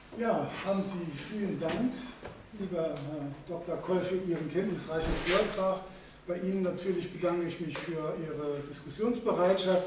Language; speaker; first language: German; native; German